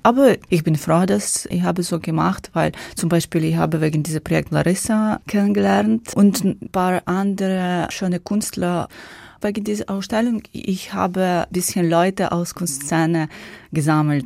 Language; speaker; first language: German; non-native, learner; Ukrainian